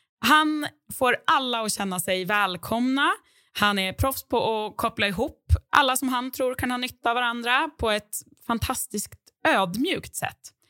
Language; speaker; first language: Swedish; native; Swedish